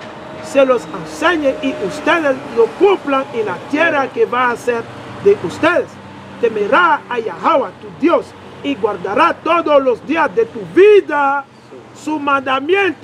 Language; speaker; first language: Spanish; non-native, learner; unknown